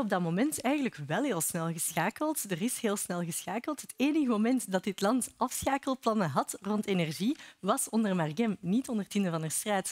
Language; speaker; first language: Dutch; native; Dutch